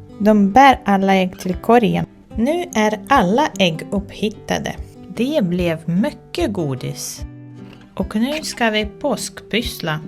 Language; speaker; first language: Swedish; non-native, fluent; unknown